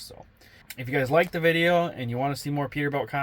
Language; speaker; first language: English; native; English